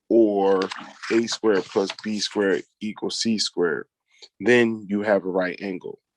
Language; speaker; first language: English; native; English